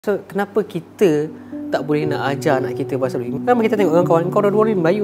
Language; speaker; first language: Malay; native; Malay